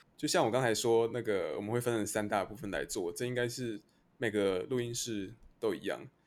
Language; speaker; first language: Chinese; native; Chinese